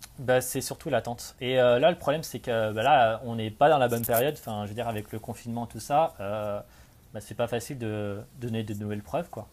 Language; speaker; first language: French; native; French